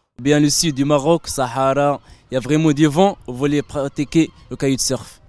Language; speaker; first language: French; non-native, local second language; Arabic